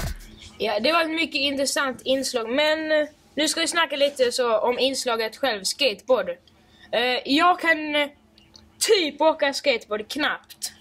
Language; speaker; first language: Swedish; native; Swedish